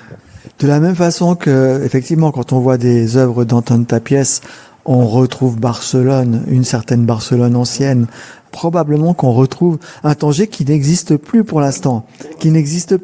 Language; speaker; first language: French; native; French